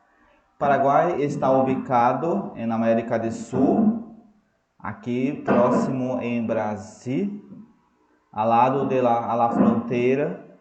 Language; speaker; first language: Spanish; non-native, fluent; Portuguese